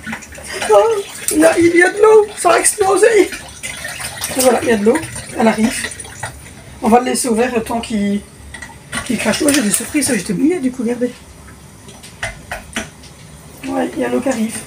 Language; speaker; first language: French; native; French